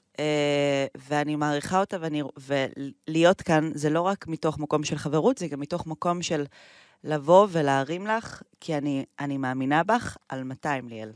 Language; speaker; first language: Hebrew; native; Hebrew